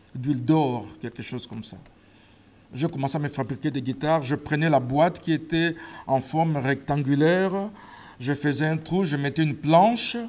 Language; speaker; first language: French; non-native, local second language; Lingala